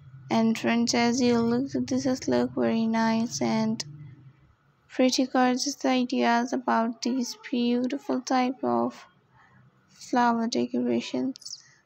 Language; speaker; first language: English; non-native, local second language; Urdu